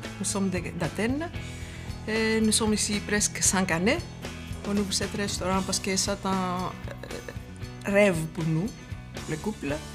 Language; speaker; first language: French; non-native, learner; Greek